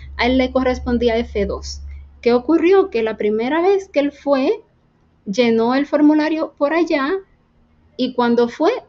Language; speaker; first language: Spanish; native; Spanish